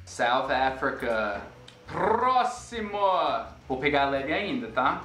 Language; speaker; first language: Portuguese; non-native, fluent; English